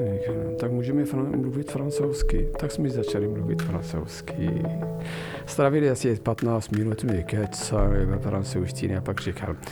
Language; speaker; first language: Czech; non-native, fluent; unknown